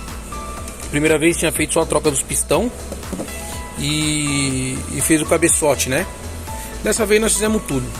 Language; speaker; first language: Portuguese; native; Portuguese